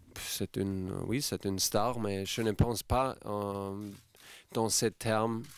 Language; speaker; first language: French; non-native, fluent; German